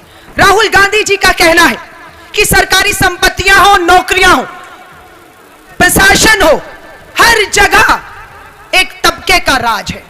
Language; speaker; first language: Hindi; native; Hindi